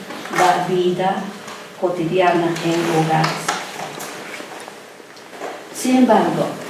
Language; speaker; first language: Spanish; non-native, fluent; Japanese